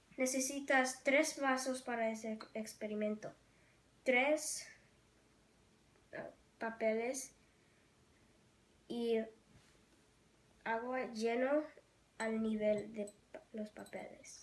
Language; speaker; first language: Spanish; non-native, learner; English